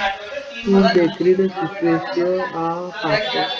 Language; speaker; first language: French; non-native, learner; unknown